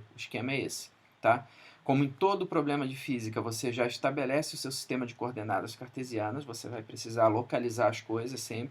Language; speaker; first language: Portuguese; native; Portuguese